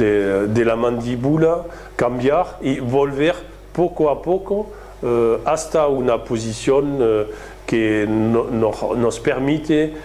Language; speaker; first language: Spanish; non-native, fluent; French